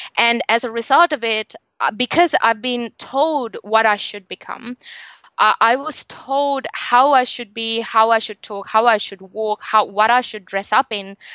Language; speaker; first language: English; non-native, local second language; Sinhala